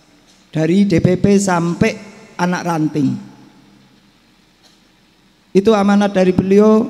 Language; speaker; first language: Indonesian; native; Indonesian